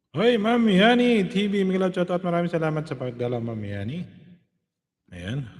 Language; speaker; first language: Filipino; non-native, local second language; Hiligaynon